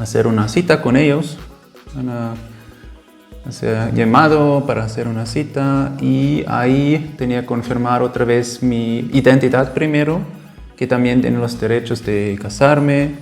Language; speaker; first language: Spanish; non-native, fluent; German